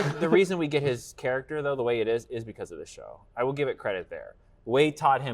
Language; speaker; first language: English; native; English